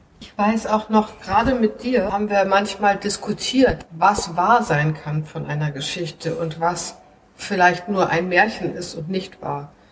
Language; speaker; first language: German; native; German